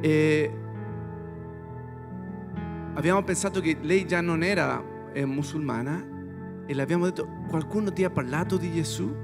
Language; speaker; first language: Italian; non-native, fluent; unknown